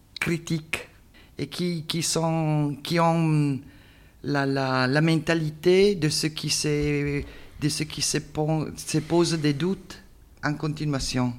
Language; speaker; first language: French; non-native, learner; Italian